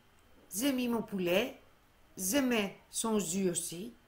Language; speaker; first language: French; non-native, fluent; Greek